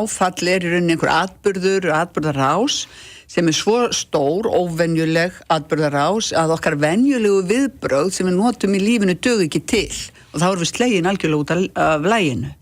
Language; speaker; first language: Icelandic; native; Icelandic